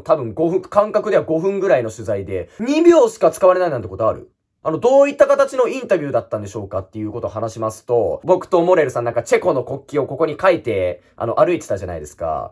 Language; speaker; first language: Japanese; native; Japanese